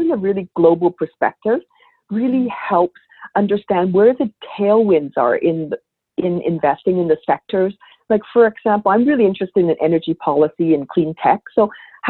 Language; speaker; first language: English; native; English